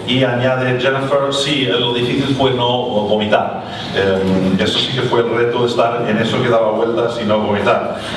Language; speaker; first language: Spanish; native; Spanish